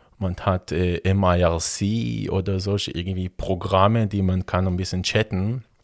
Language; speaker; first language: German; non-native, fluent; Hebrew